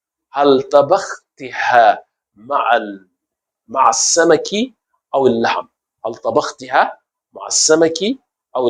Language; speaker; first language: Arabic; non-native, fluent; Hausa